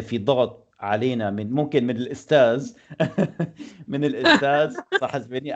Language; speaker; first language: Arabic; native; Arabic